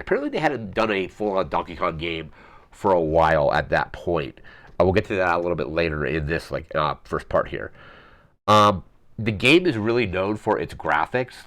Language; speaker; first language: English; native; English